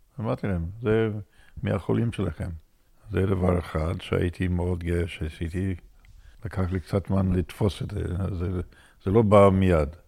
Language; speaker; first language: Hebrew; non-native, fluent; English